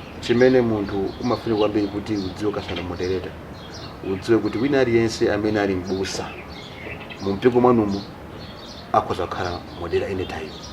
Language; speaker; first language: Nyanja; non-native, local second language; Tumbuka